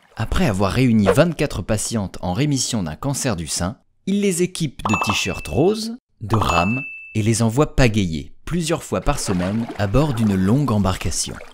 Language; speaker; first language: French; native; French